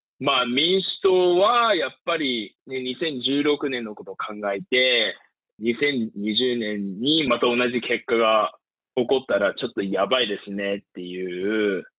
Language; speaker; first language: Japanese; early bilingual, heritage; Japanese